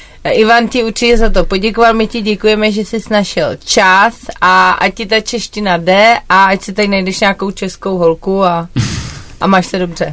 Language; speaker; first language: Czech; native; Czech